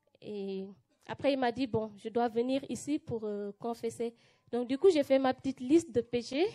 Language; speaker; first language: French; non-native, local second language; Wolof